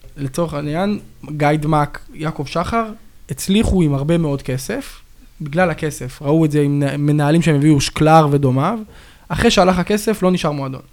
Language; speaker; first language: Hebrew; native; Hebrew